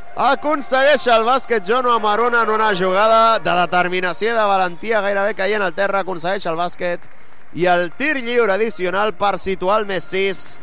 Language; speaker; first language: Catalan; native; Catalan